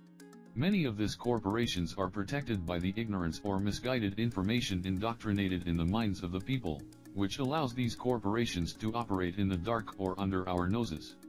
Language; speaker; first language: English; non-native, learner; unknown